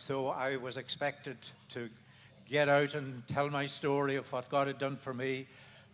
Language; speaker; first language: English; native; English